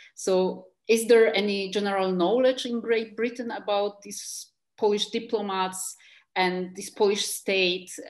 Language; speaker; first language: English; non-native, fluent; Polish